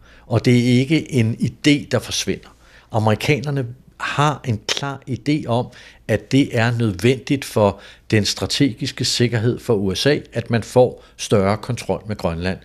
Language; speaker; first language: Danish; native; Danish